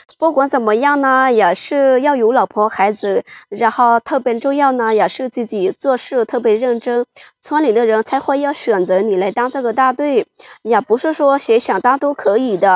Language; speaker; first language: Chinese; non-native, fluent; Lao